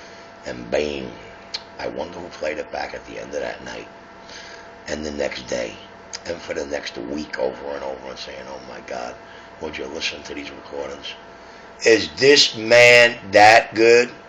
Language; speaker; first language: English; native; English